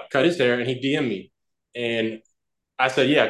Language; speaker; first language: English; native; English